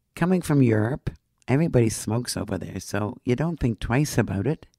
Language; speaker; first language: English; non-native, fluent; Dutch